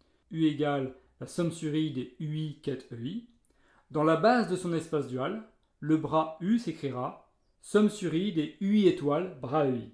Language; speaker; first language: French; native; French